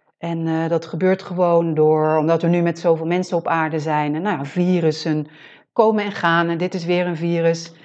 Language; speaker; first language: Dutch; native; Dutch